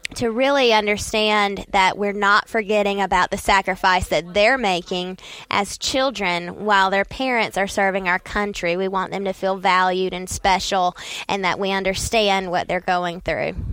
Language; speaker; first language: English; native; English